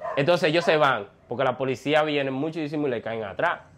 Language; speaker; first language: Spanish; native; Spanish